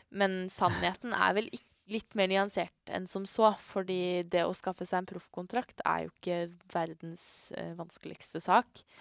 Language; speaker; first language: Norwegian; native; Norwegian